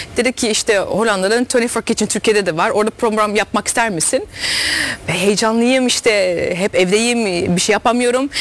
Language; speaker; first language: Turkish; early bilingual, heritage; Dutch